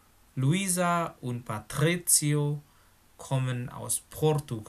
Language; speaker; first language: German; non-native, fluent; Indonesian